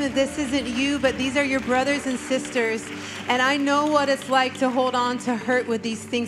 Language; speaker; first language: English; native; English